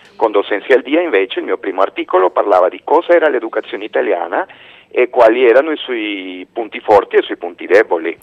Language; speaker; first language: Italian; non-native, fluent; Spanish